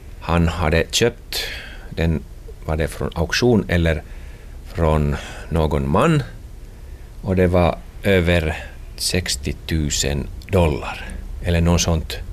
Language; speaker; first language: Swedish; non-native, local second language; Finnish